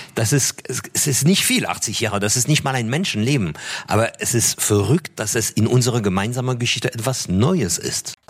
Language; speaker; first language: German; non-native, fluent; French